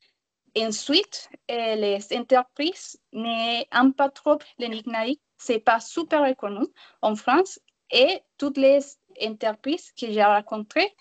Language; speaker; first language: French; non-native, learner; Spanish